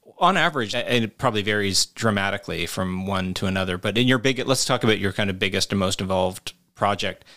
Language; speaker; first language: English; native; English